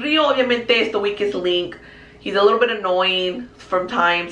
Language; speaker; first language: English; early bilingual, other home language; Spanish